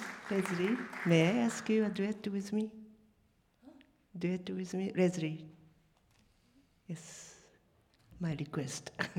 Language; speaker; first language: English; non-native, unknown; Japanese